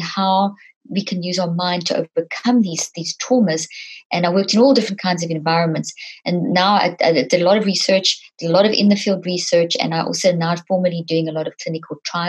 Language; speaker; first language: English; native; English